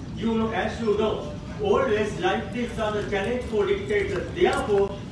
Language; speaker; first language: English; non-native, local second language; Sinhala